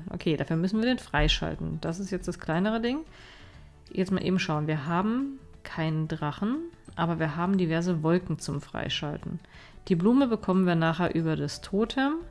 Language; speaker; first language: German; native; German